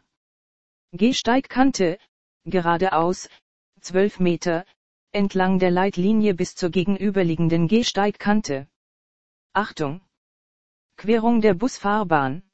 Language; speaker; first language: German; native; German